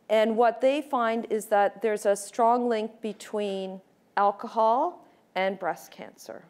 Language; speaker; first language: English; native; English